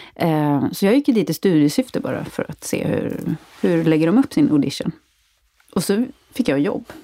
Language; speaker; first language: Swedish; native; Swedish